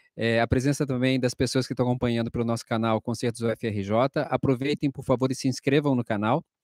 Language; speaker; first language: Portuguese; native; Portuguese